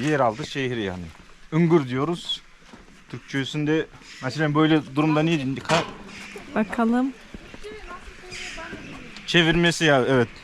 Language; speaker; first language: Turkish; non-native, learner; Kazakh